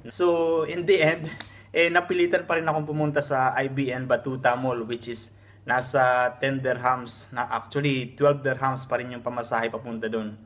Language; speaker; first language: Filipino; native; Filipino